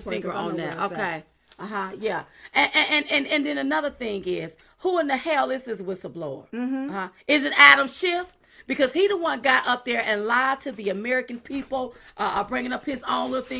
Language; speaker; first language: English; native; English